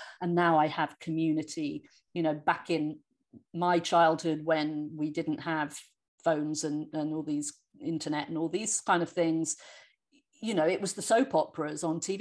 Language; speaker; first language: English; native; English